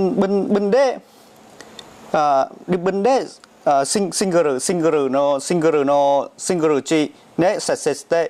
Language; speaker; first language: Japanese; non-native, learner; Vietnamese